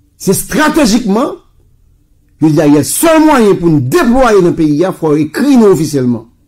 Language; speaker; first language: French; non-native, local second language; Haitian Creole